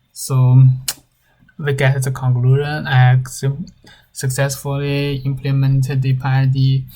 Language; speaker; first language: English; non-native, learner; Chinese